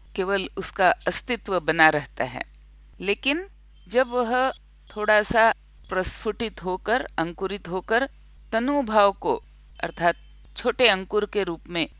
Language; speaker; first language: Hindi; non-native, local second language; Marathi